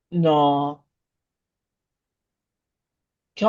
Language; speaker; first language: French; non-native, learner; Arabic